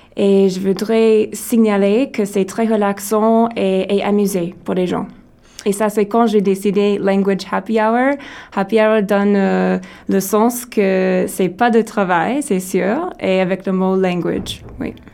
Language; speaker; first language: French; non-native, local second language; English